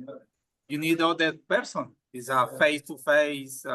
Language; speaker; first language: English; non-native, learner; Spanish